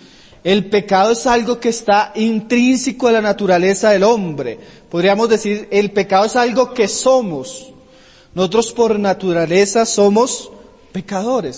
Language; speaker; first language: Spanish; native; Spanish